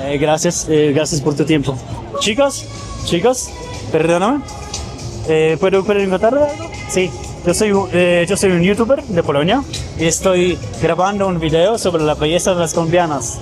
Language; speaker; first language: Spanish; non-native, learner; Polish